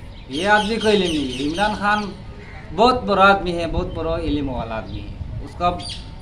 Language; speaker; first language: Hindi; non-native, learner; Bangla